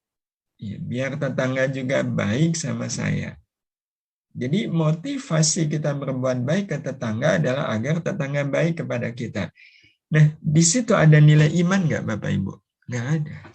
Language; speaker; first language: Indonesian; native; Indonesian